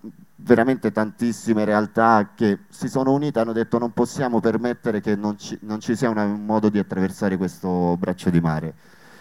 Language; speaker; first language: Italian; native; Italian